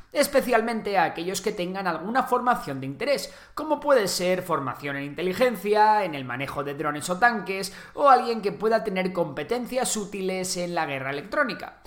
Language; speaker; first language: Spanish; native; Spanish